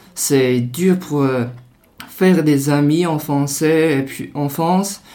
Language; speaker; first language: French; non-native, learner; Chinese